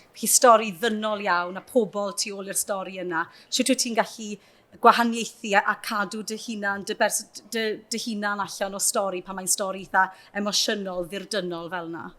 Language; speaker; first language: Welsh; native; Welsh